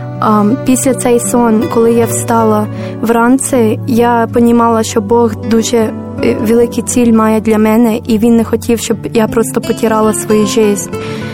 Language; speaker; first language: Ukrainian; non-native, learner; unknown